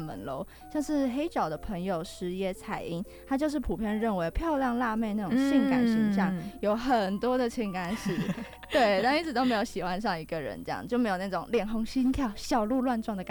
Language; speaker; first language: Chinese; native; Chinese